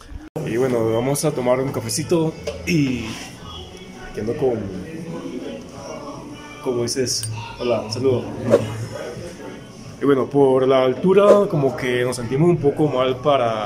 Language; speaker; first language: Spanish; native; Spanish